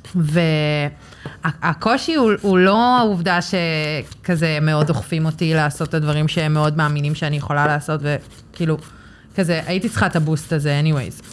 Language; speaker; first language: Hebrew; early bilingual, other home language; English